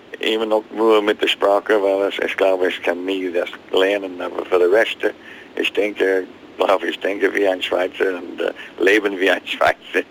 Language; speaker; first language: German; non-native, learner; English